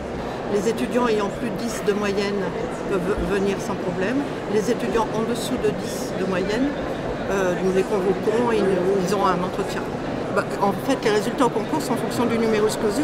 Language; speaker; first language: French; native; French